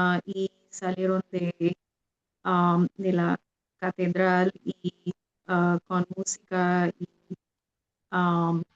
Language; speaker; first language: Spanish; non-native, fluent; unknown